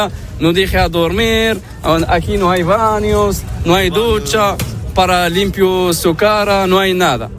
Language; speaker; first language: Spanish; non-native, learner; Arabic